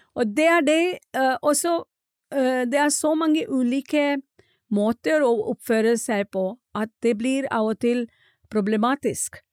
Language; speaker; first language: Norwegian; non-native, fluent; Marathi